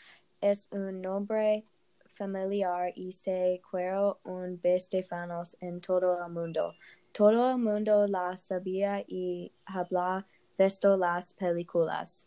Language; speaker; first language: Spanish; non-native, learner; English